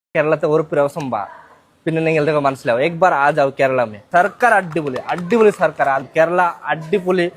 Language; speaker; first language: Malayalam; non-native, local second language; Hindi